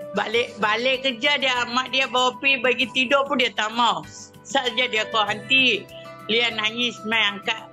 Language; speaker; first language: Malay; non-native, local second language; Tamil